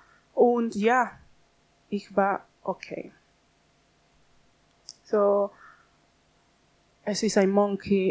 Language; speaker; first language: German; non-native, learner; Spanish